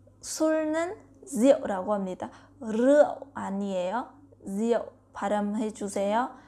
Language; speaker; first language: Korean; non-native, learner; Vietnamese